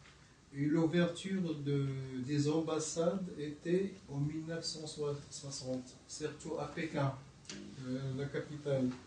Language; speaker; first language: French; non-native, local second language; Arabic